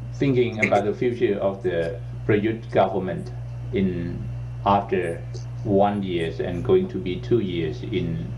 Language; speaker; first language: English; non-native, learner; Thai